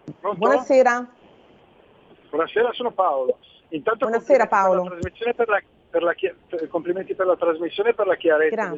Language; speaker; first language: Italian; native; Italian